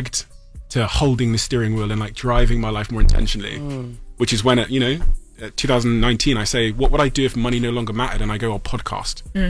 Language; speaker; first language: English; native; English